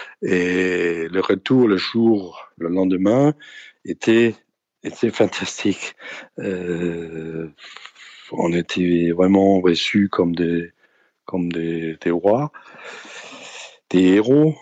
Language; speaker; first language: French; non-native, fluent; Danish